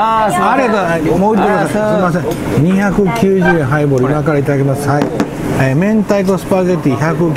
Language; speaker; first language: Japanese; native; Japanese